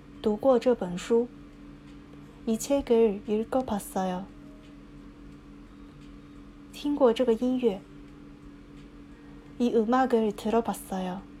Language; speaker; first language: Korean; non-native, fluent; Chinese